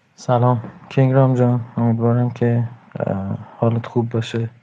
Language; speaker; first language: Persian; native; Persian